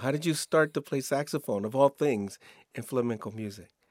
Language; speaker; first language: English; native; English